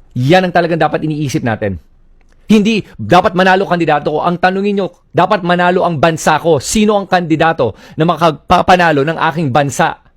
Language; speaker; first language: Filipino; native; Filipino